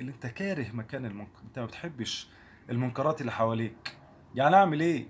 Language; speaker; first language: Arabic; native; Arabic